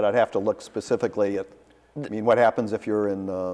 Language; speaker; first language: English; native; English